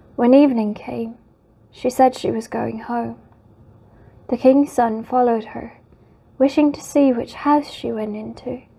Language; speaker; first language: English; native; English